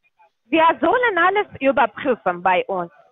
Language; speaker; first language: German; non-native, learner; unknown